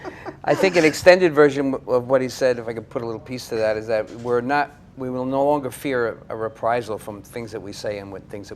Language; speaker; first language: English; native; English